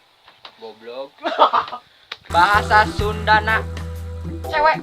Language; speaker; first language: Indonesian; non-native, local second language; Sundanese